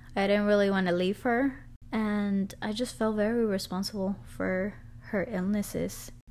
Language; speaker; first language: English; early bilingual, other home language; Spanish